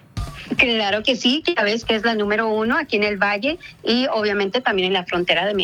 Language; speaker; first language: Spanish; native; Spanish